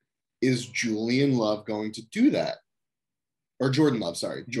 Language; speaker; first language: English; native; English